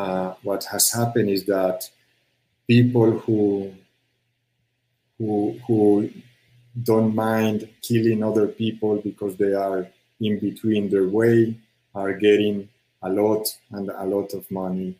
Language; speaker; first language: English; non-native, fluent; Spanish